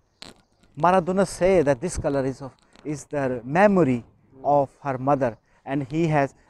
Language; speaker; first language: English; non-native, learner; Urdu